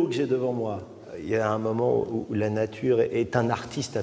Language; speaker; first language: French; native; French